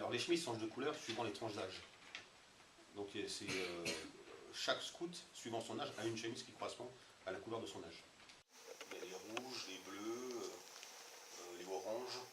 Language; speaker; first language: French; native; French